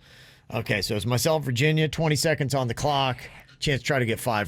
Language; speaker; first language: English; native; English